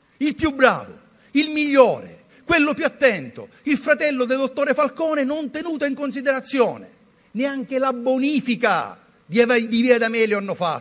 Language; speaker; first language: Italian; native; Italian